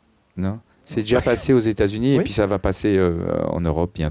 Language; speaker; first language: French; native; French